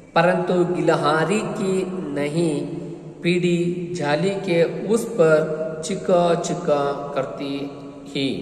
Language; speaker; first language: Hindi; non-native, local second language; Kannada